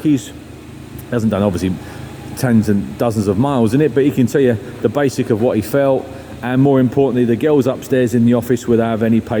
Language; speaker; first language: English; native; English